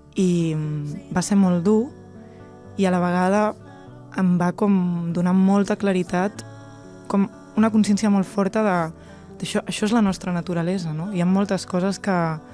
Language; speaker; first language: Catalan; non-native, local second language; Spanish